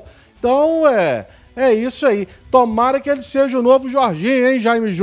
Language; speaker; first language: Portuguese; native; Portuguese